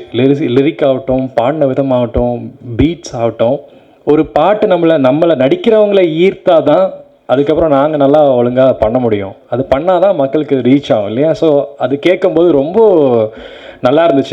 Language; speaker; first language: Tamil; native; Tamil